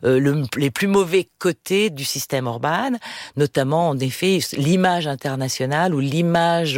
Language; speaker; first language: French; native; French